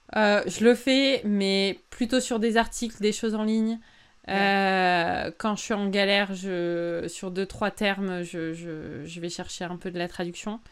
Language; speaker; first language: French; native; French